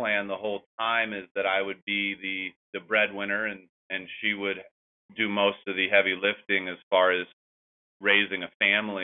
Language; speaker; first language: English; native; English